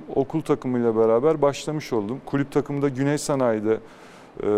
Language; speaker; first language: Turkish; native; Turkish